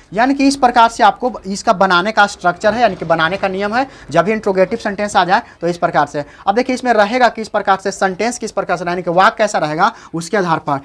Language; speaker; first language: Hindi; native; Hindi